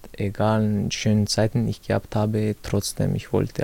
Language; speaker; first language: German; early bilingual, other home language; Chechen